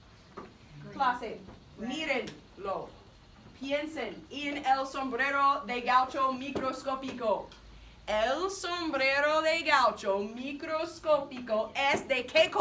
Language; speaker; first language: Spanish; non-native, fluent; English